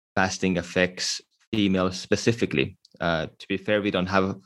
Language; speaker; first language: English; non-native, fluent; Estonian